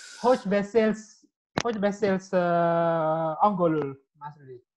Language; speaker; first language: Hungarian; non-native, fluent; Indonesian